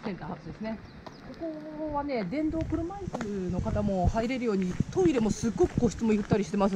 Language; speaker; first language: Japanese; native; Japanese